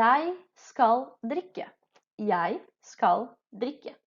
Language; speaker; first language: Norwegian; non-native, fluent; Portuguese